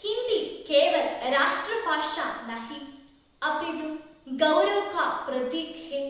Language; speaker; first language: Hindi; non-native, local second language; Malayalam